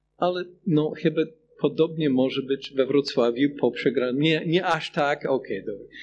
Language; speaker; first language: Polish; non-native, fluent; English